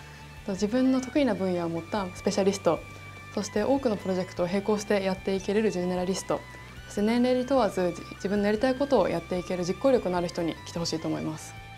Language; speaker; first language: Japanese; native; Japanese